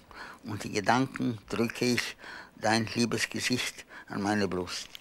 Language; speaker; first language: German; non-native, fluent; Polish